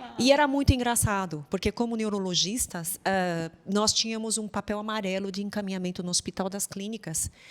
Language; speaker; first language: Portuguese; non-native, fluent; Chinese